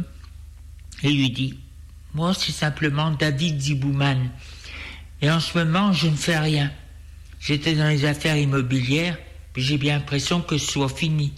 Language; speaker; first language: French; native; French